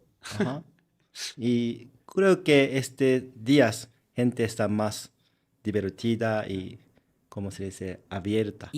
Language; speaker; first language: Spanish; non-native, learner; Japanese